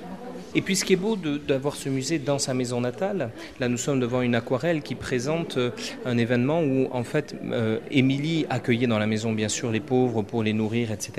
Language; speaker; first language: French; native; French